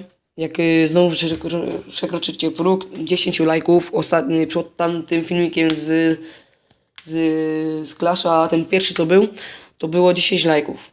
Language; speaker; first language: Polish; native; Polish